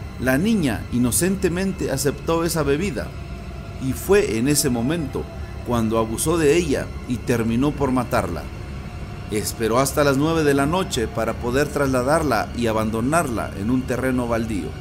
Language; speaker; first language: Spanish; native; Spanish